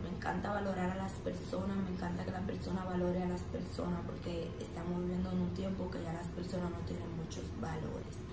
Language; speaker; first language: Spanish; native; Spanish